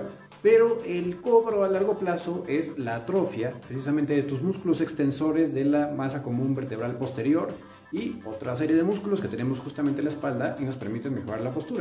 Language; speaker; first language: Spanish; native; Spanish